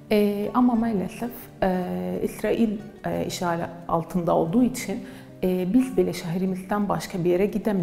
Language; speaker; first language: Turkish; non-native, fluent; Arabic